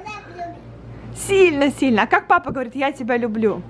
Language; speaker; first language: Russian; native; Russian